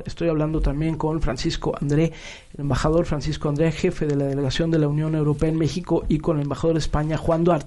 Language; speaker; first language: Spanish; native; Spanish